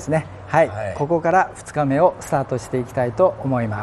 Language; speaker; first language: Japanese; native; Japanese